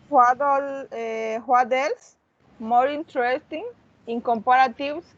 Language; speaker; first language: English; non-native, learner; Spanish